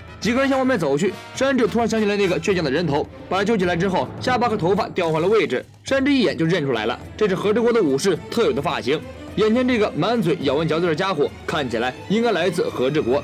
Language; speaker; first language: Chinese; native; Chinese